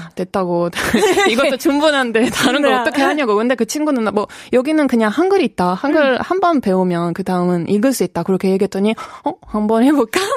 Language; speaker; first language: Korean; non-native, fluent; Italian